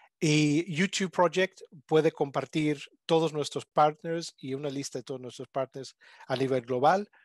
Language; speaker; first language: Spanish; non-native, fluent; English